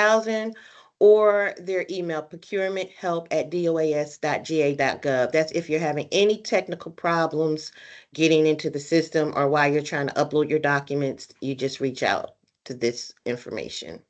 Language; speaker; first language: English; native; English